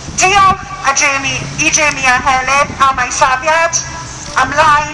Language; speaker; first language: Welsh; non-native, local second language; English